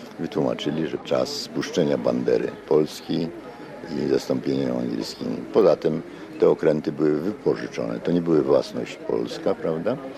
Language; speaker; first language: Polish; native; Polish